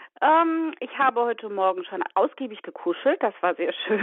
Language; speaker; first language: German; native; German